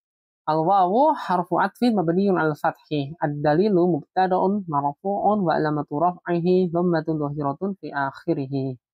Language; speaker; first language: Arabic; non-native, fluent; Indonesian